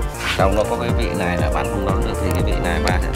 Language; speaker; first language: Vietnamese; native; Vietnamese